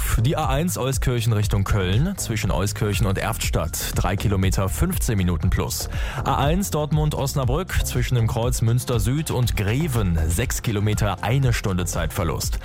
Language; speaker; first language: German; native; German